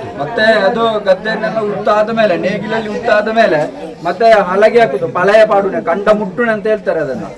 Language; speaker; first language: Kannada; non-native, local second language; Tulu